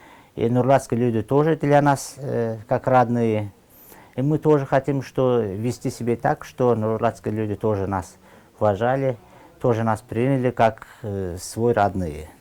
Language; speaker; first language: Russian; non-native, fluent; Azerbaijani